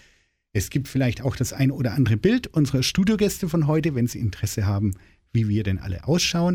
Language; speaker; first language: German; native; German